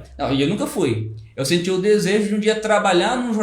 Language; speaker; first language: Portuguese; native; Portuguese